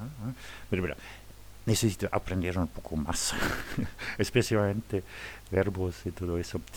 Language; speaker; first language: Spanish; non-native, fluent; Luxembourgish